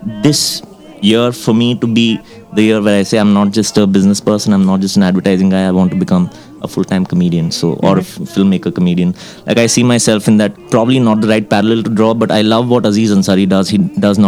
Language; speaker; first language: English; non-native, local second language; Hindi